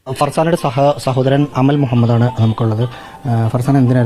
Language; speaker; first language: Malayalam; native; Malayalam